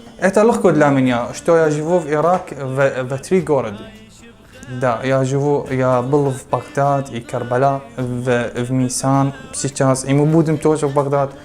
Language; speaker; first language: Russian; non-native, learner; Arabic